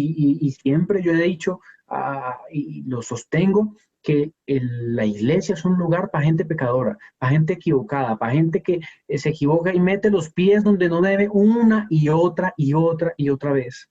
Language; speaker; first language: Spanish; native; Spanish